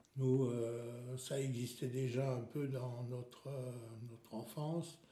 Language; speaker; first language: French; non-native, local second language; Swiss German